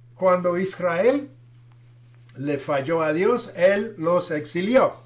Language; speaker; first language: Spanish; non-native, fluent; English